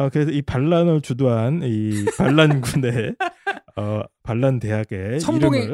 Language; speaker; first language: Korean; native; Korean